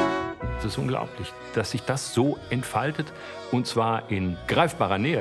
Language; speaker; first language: German; native; German